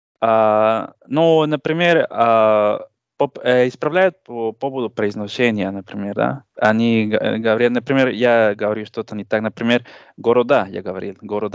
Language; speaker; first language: Russian; non-native, learner; Spanish